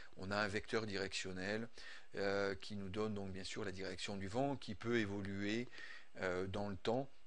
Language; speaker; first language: French; native; French